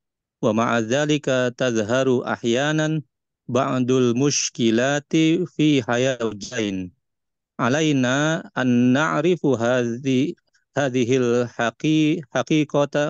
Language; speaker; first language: Arabic; non-native, learner; Indonesian